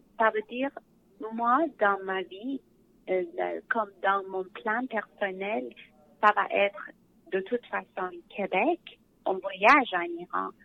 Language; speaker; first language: French; non-native, learner; Persian